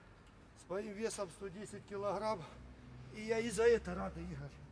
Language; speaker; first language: Russian; native; Russian